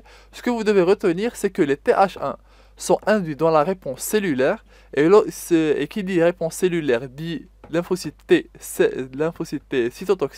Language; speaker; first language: French; non-native, local second language; Arabic